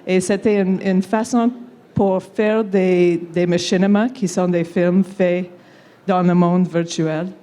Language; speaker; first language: French; non-native, local second language; English